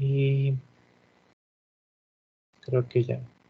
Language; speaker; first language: Spanish; native; Spanish